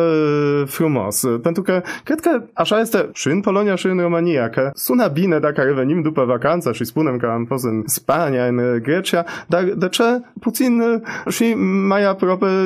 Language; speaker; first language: Romanian; non-native, fluent; Polish